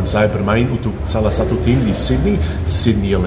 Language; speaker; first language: Indonesian; non-native, fluent; English